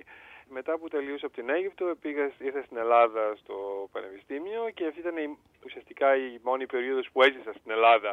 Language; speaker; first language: Greek; early bilingual, heritage; Greek